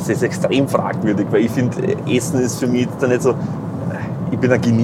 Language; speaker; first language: German; native; German